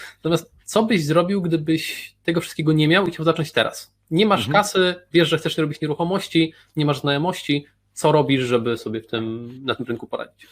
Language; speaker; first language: Polish; native; Polish